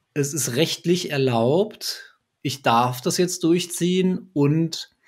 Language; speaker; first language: German; native; German